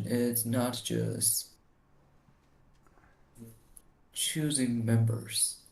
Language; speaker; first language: English; non-native, learner; Chinese